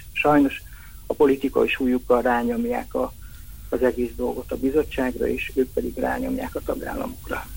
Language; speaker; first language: Hungarian; native; Hungarian